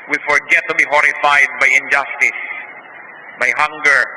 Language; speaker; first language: English; non-native, local second language; Filipino